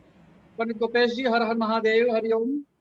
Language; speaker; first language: Dutch; non-native, local second language; Caribbean Hindustani